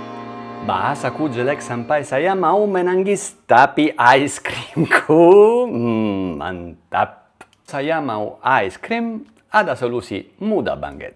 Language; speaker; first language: Indonesian; non-native, learner; Italian